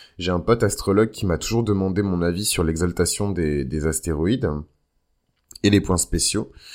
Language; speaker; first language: French; native; French